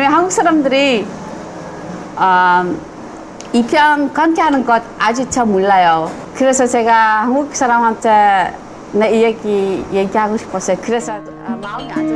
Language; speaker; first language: Korean; early bilingual, heritage; Korean